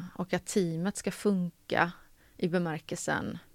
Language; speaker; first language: Swedish; native; Swedish